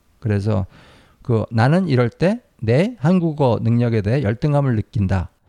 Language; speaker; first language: Korean; native; Korean